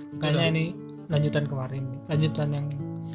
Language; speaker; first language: Indonesian; native; Indonesian